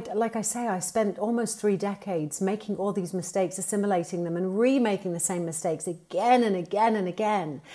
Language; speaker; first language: English; native; English